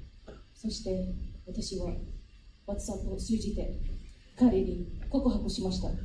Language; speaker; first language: Japanese; non-native, fluent; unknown